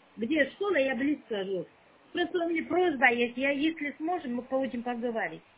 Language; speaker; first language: Russian; non-native, learner; Uzbek